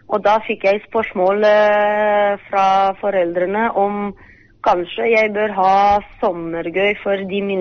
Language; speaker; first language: Norwegian; non-native, fluent; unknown